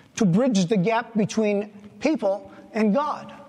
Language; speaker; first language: English; native; English